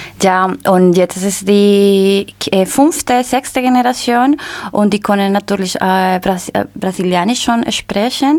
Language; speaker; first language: German; non-native, learner; Spanish